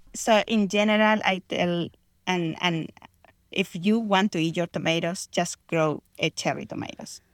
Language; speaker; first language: English; non-native, fluent; Spanish